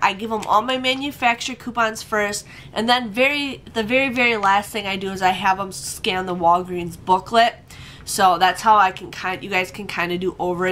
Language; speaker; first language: English; native; English